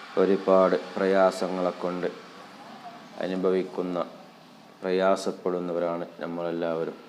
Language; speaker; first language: Malayalam; native; Malayalam